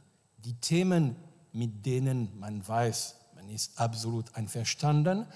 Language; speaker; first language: German; non-native, fluent; French